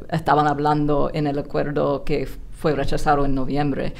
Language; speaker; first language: Spanish; non-native, fluent; English